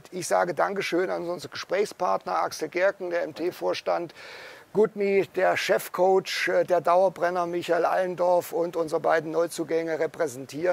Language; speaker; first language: German; native; German